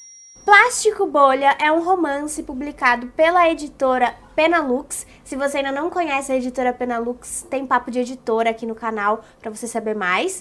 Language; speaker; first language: Portuguese; native; Portuguese